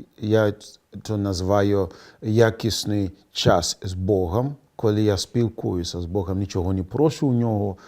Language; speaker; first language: Ukrainian; non-native, fluent; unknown